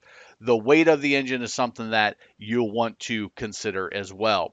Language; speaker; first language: English; native; English